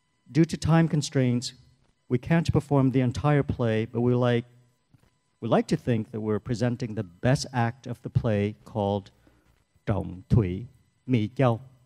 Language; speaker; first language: English; native; English